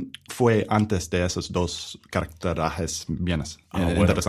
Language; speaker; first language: Spanish; non-native, learner; English